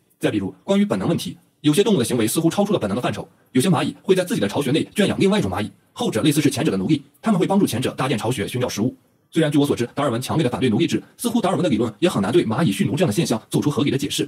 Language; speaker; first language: Chinese; native; Chinese